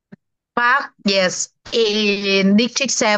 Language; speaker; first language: English; non-native, learner; Vietnamese